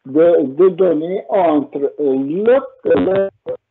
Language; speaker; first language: French; non-native, fluent; Portuguese